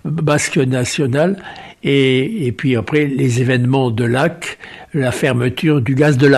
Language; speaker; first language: French; native; French